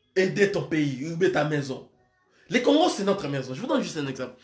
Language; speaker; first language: French; non-native, local second language; Lingala